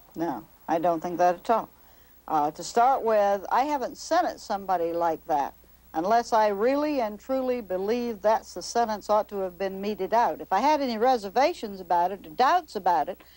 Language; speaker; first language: English; native; English